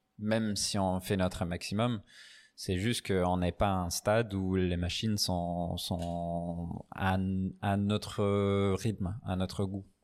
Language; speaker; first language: French; non-native, fluent; English